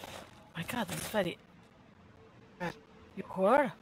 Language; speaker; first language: English; non-native, learner; Hungarian